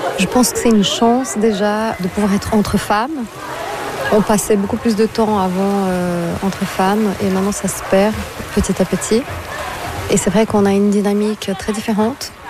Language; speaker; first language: French; non-native, fluent; Portuguese